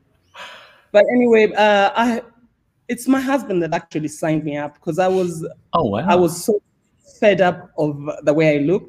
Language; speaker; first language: English; non-native, local second language; Swahili